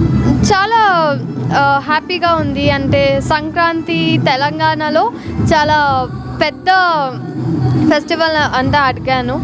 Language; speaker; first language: Telugu; non-native, learner; Kannada